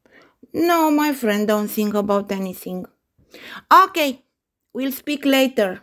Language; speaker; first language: English; non-native, fluent; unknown